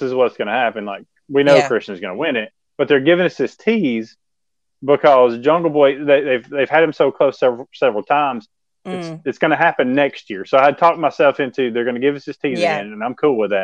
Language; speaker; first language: English; native; English